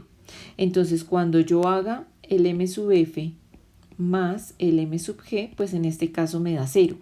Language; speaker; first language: Spanish; native; Spanish